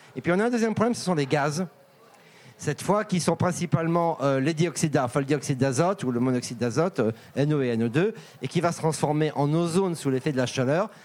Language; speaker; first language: French; native; French